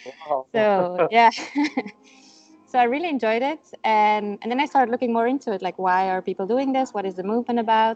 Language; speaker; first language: English; non-native, fluent; Dutch